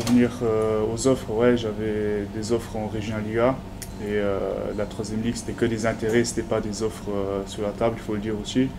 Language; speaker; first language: French; non-native, local second language; Luxembourgish